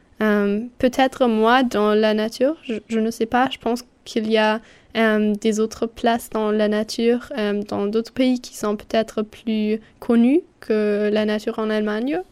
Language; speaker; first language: French; non-native, fluent; German